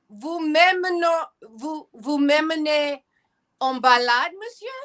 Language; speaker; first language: French; non-native, learner; English